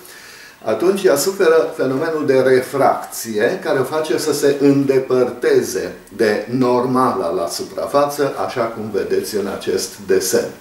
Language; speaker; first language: Romanian; native; Romanian